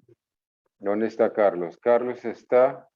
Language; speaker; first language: Spanish; non-native, fluent; English